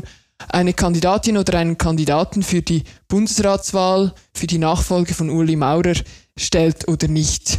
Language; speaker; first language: German; native; German